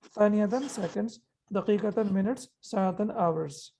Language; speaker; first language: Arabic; non-native, fluent; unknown